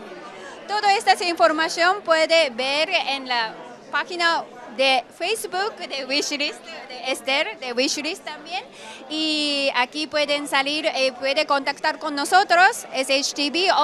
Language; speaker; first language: Spanish; non-native, learner; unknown